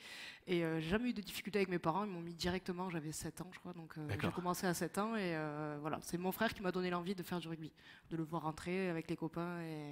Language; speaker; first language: French; native; French